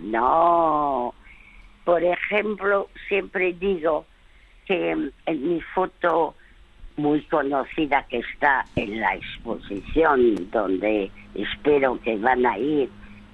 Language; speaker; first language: Spanish; early bilingual, other home language; French